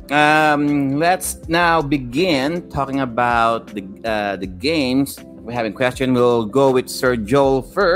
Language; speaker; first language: English; non-native, local second language; Filipino